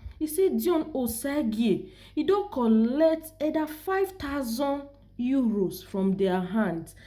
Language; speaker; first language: Nigerian Pidgin; non-native, local second language; Yoruba